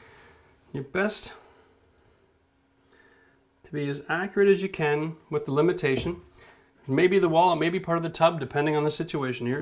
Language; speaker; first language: English; native; English